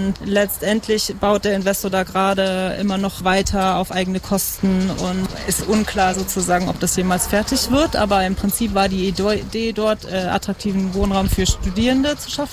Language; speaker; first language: German; native; German